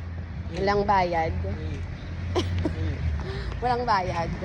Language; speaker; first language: Filipino; native; Filipino